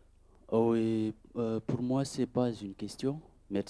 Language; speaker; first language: French; non-native, learner; English